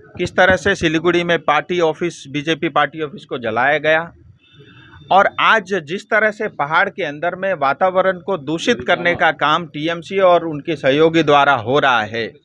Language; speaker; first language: Hindi; non-native, local second language; Nepali